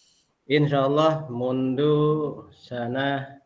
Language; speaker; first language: Arabic; non-native, learner; Indonesian